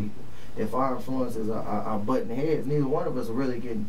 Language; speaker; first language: English; native; English